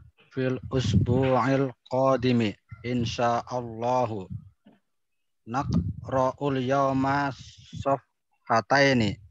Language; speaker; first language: Arabic; non-native, learner; Indonesian